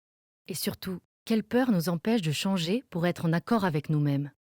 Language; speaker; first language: French; native; French